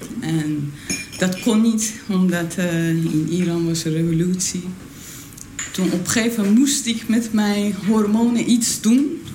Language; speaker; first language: Dutch; non-native, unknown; Persian